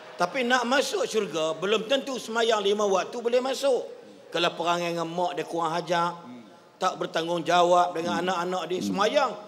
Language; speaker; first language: Malay; native; Malay